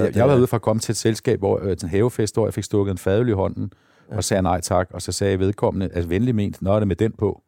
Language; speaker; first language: Danish; native; Danish